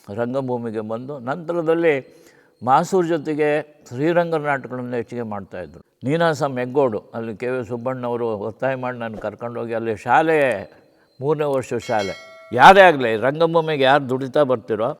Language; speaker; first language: Kannada; native; Kannada